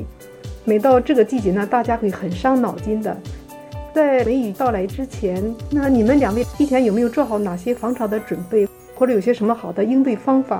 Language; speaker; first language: Chinese; native; Chinese